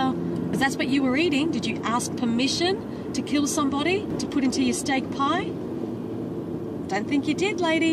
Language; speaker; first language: English; native; English